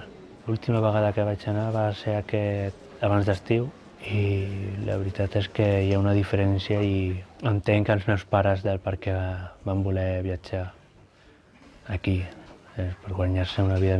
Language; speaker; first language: Catalan; early bilingual, other home language; Filipino